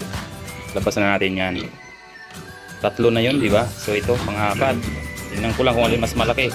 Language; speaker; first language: Filipino; native; Filipino